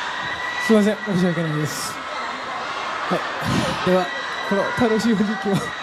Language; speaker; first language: Japanese; non-native, fluent; Korean